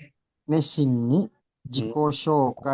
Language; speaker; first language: Japanese; non-native, learner; Indonesian